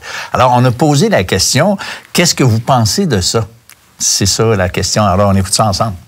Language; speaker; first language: French; native; French